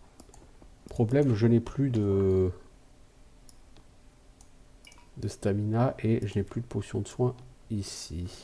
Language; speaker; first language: French; native; French